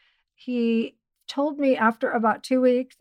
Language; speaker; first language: English; native; English